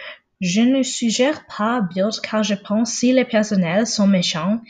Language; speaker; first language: French; non-native, local second language; English